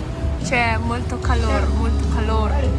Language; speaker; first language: Italian; early bilingual, other home language; Filipino